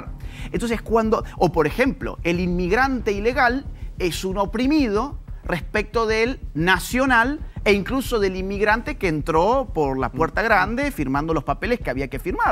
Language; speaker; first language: Spanish; native; Spanish